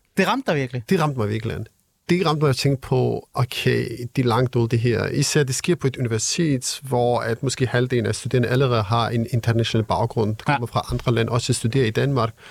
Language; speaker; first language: Danish; non-native, fluent; Kurdish